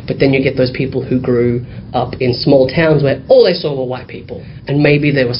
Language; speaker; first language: English; native; English